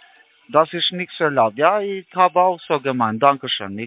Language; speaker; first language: German; non-native, learner; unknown